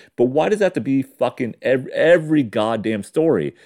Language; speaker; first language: English; native; English